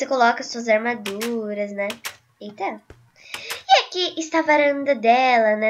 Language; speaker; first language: Portuguese; native; Portuguese